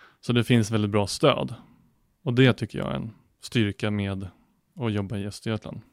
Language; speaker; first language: Swedish; native; Swedish